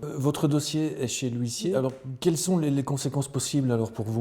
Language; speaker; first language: French; native; French